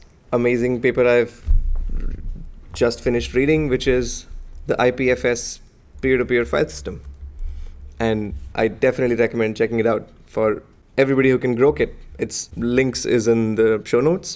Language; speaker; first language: English; non-native, local second language; Hindi